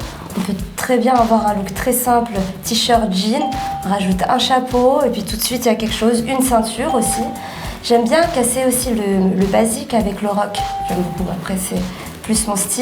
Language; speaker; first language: French; native; French